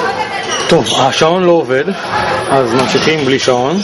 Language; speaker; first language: Hebrew; native; Hebrew